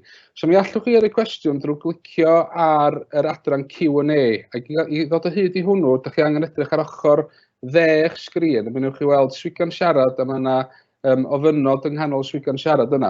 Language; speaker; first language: Welsh; native; Welsh